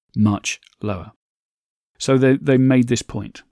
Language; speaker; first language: English; native; English